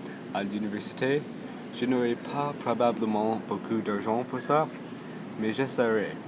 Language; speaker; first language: French; non-native, local second language; English